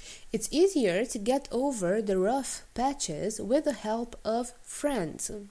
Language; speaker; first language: English; non-native, fluent; Romanian